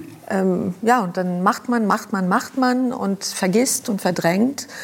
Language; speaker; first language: German; non-native, local second language; Luxembourgish